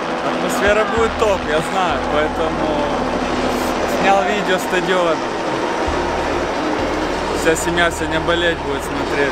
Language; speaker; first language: Russian; non-native, fluent; Polish